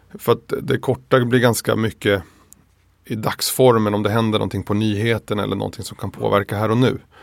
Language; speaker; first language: Swedish; early bilingual, other home language; Spanish